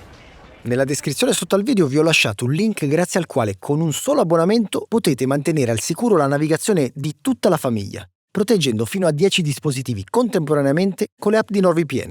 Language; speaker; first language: Italian; native; Italian